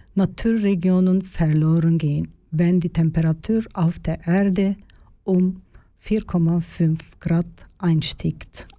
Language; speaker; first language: German; non-native, learner; Turkish